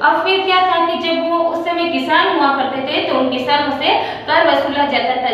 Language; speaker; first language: Hindi; native; Hindi